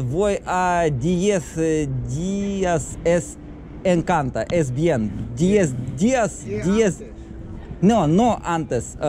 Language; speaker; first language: Spanish; non-native, learner; Russian